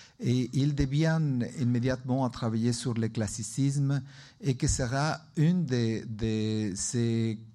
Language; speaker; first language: French; non-native, learner; Spanish